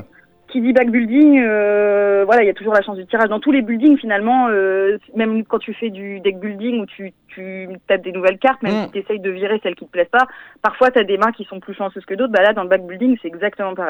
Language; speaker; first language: French; native; French